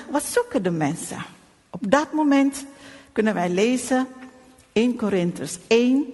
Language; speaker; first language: Dutch; non-native, fluent; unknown